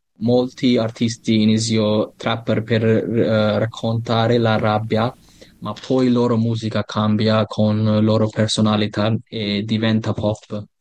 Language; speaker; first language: Italian; non-native, learner; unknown